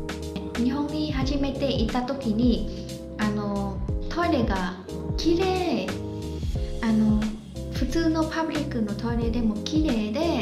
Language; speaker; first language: Japanese; non-native, fluent; Khmer